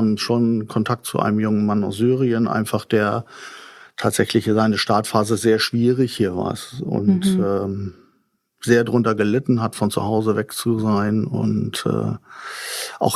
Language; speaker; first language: German; native; German